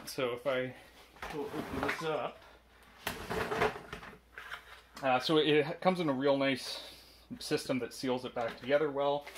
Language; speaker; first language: English; native; English